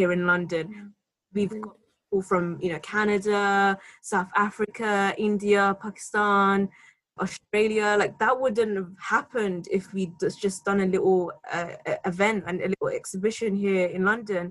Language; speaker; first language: English; native; English